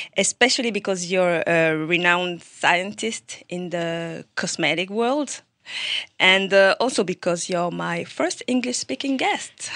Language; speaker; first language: English; non-native, fluent; French